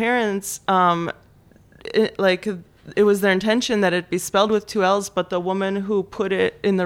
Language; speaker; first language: English; early bilingual, other home language; Polish